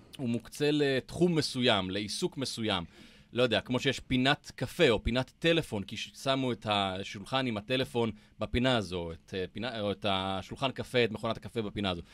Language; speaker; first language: Hebrew; native; Hebrew